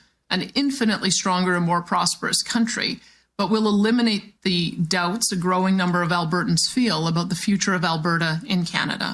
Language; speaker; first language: English; native; English